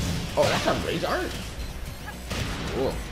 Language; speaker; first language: English; native; English